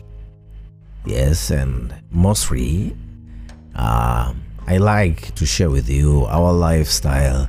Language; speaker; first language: English; non-native, local second language; Swahili